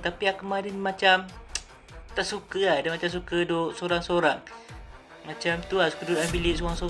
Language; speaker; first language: Malay; native; Malay